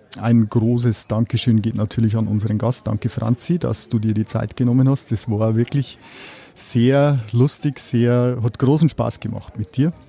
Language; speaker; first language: German; native; German